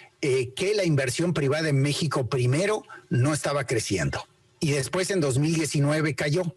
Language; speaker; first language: Spanish; native; Spanish